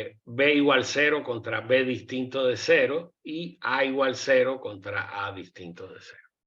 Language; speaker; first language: Spanish; native; Spanish